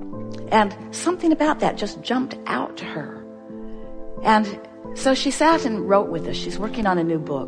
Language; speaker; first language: English; native; English